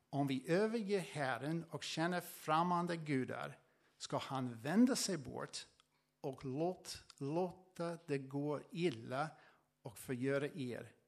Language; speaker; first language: Swedish; non-native, fluent; English